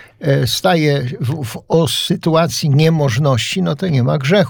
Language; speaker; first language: Polish; native; Polish